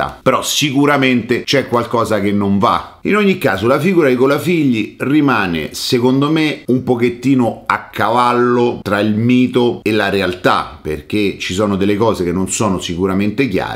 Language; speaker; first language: Italian; native; Italian